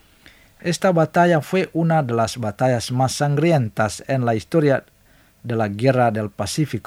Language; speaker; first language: Spanish; non-native, fluent; Indonesian